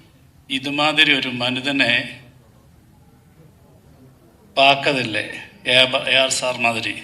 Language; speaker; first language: Tamil; non-native, learner; Malayalam